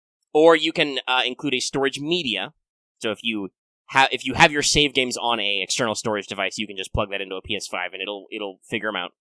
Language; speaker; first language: English; native; English